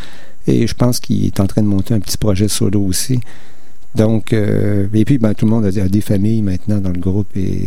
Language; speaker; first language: French; native; French